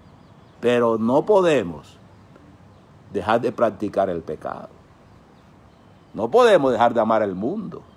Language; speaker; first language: Spanish; native; Spanish